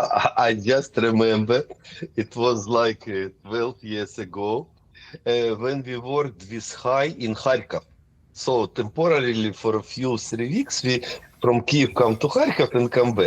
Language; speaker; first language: English; non-native, fluent; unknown